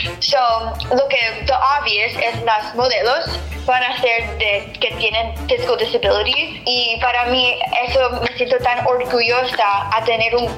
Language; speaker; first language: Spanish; early bilingual, heritage; English